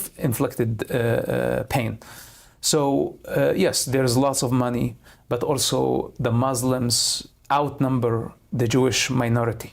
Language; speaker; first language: English; non-native, fluent; Arabic